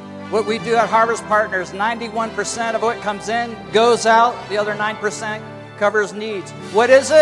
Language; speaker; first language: English; native; English